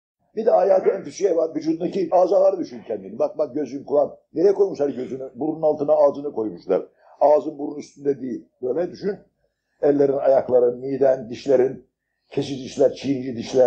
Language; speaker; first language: Turkish; native; Turkish